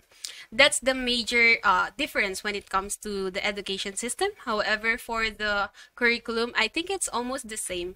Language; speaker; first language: English; non-native, local second language; Filipino